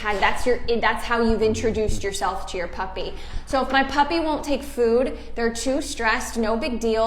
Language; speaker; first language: English; native; English